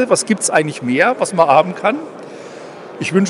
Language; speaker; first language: German; native; German